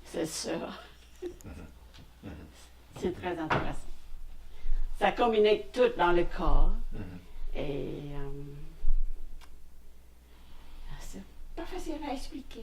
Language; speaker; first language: French; non-native, fluent; Khmer